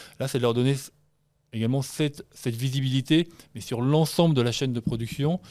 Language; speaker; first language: French; native; French